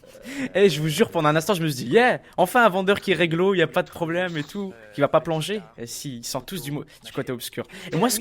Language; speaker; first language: French; native; French